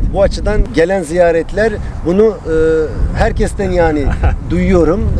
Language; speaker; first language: Turkish; non-native, fluent; Albanian